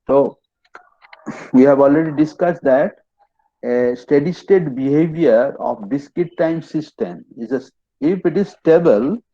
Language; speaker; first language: English; non-native, local second language; Bangla